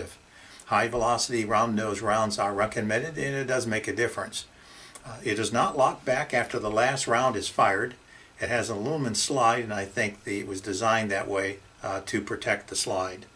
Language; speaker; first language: English; native; English